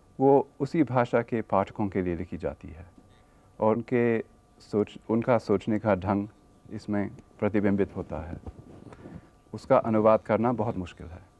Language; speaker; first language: Hindi; non-native, fluent; English